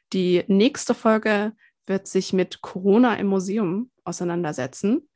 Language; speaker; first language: German; native; German